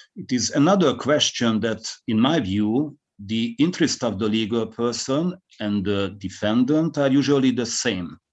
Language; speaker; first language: English; non-native, fluent; Hungarian